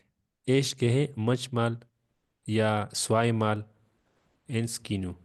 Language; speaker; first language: German; non-native, learner; Urdu